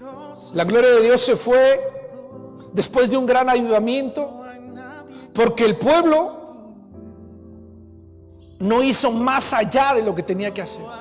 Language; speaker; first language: Spanish; native; Spanish